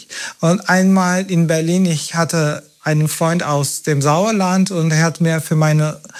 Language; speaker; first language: German; non-native, learner; Turkish